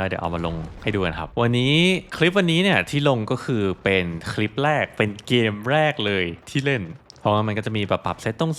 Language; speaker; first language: Thai; native; Thai